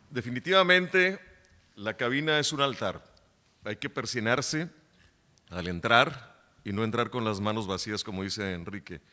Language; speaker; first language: Spanish; native; Spanish